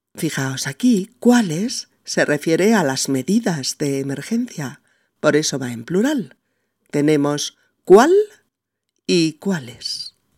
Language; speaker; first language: Spanish; native; Spanish